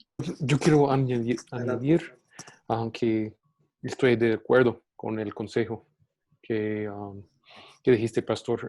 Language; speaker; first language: Spanish; non-native, fluent; English